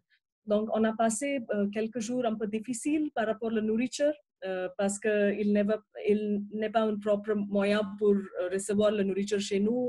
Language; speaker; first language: French; non-native, fluent; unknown